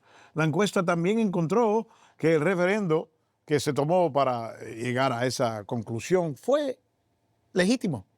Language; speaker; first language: Spanish; native; Spanish